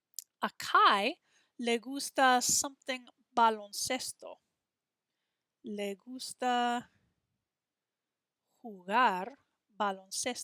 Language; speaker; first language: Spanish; non-native, fluent; English